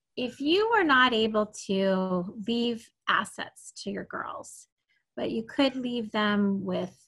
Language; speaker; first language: English; native; English